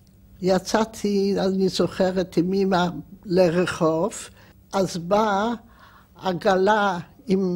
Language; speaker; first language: Hebrew; non-native, fluent; Polish